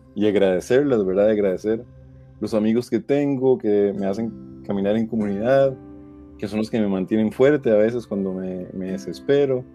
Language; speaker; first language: Spanish; native; Spanish